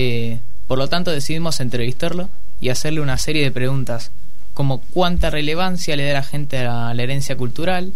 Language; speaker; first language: Spanish; native; Spanish